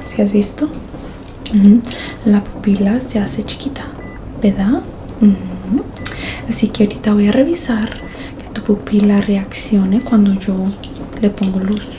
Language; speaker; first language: Spanish; early bilingual, heritage; Spanish